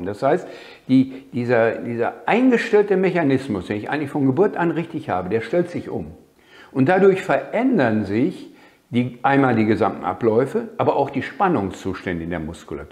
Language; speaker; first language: German; native; German